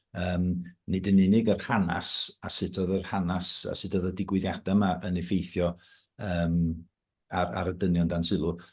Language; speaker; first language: Welsh; native; Welsh